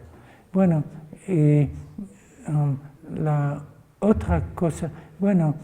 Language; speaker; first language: Spanish; non-native, fluent; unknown